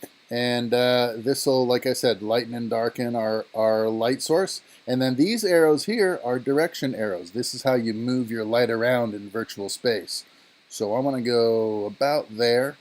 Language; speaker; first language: English; native; English